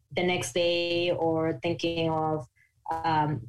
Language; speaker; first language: English; non-native, fluent; Spanish